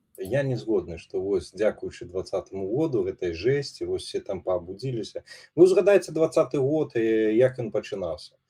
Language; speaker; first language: Belarusian; non-native, local second language; Russian